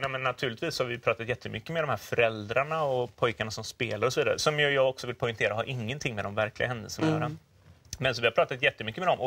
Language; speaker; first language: Swedish; native; Swedish